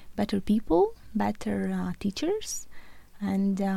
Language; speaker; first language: English; non-native, fluent; Latvian